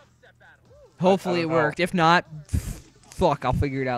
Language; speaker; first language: English; native; English